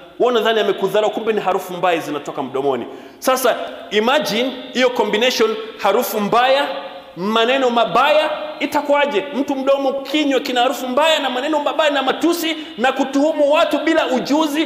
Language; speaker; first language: Swahili; non-native, local second language; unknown